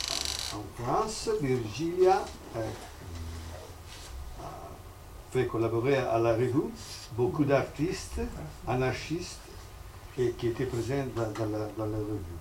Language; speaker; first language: French; non-native, fluent; Italian